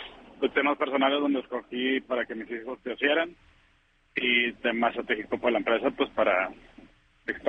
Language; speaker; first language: Spanish; native; Spanish